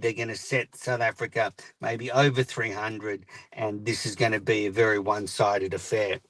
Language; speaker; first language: English; native; English